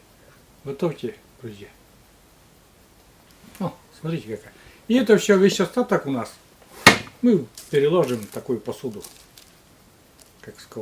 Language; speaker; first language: Russian; native; Russian